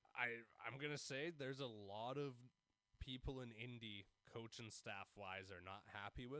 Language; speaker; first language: English; native; English